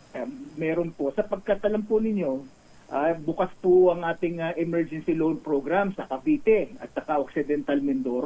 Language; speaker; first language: Filipino; native; Filipino